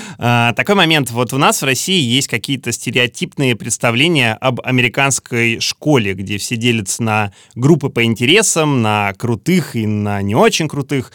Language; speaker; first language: Russian; native; Russian